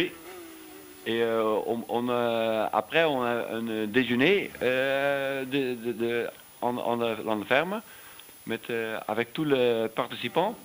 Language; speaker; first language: French; non-native, learner; Dutch